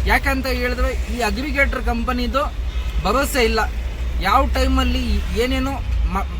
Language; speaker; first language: Kannada; non-native, learner; Urdu